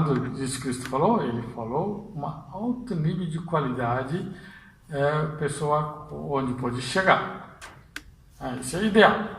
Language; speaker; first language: Portuguese; non-native, fluent; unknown